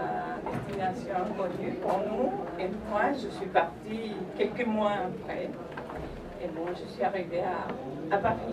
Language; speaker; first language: French; non-native, fluent; Spanish